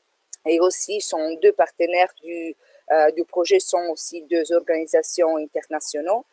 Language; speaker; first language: French; non-native, fluent; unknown